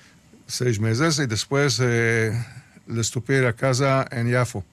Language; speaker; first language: Spanish; early bilingual, heritage; Spanish